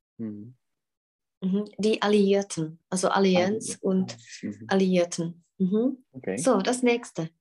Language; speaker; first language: German; non-native, fluent; Czech